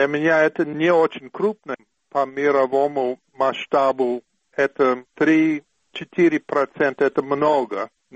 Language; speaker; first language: Russian; non-native, fluent; English